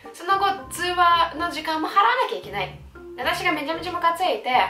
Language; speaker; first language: Japanese; non-native, fluent; Russian